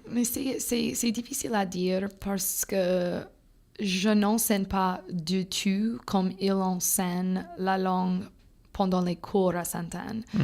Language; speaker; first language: French; non-native, fluent; English